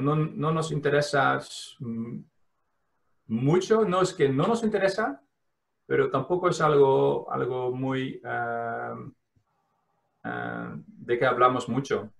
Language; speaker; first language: Spanish; non-native, fluent; Dutch